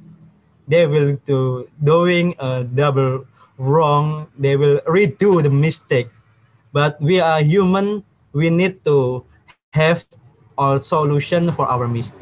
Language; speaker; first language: English; non-native, learner; Indonesian